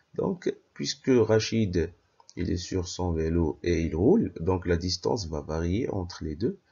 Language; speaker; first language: French; non-native, local second language; Arabic